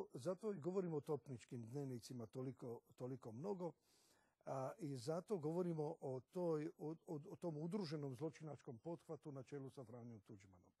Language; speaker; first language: Croatian; native; Croatian